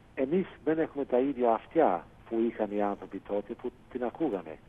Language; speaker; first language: Greek; non-native, fluent; English